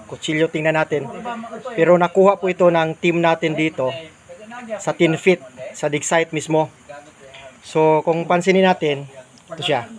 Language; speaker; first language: Filipino; non-native, local second language; Cebuano